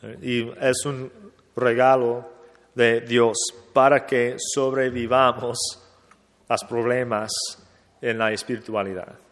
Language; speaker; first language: Spanish; non-native, fluent; English